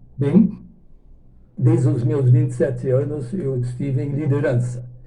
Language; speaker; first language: Portuguese; non-native, fluent; German